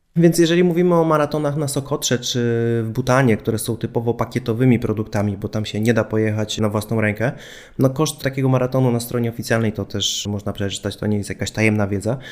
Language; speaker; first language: Polish; native; Polish